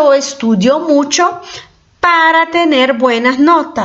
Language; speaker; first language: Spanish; non-native, fluent; Portuguese